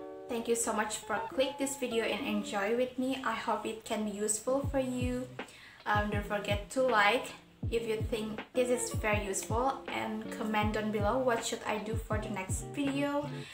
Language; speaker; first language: English; non-native, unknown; Indonesian